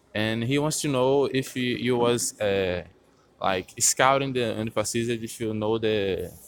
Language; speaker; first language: English; non-native, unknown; Portuguese